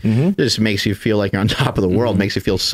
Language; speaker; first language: English; native; English